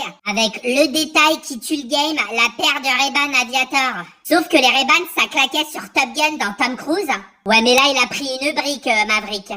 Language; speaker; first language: French; native; French